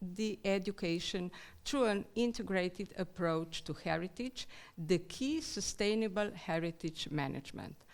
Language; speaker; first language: English; non-native, fluent; Slovenian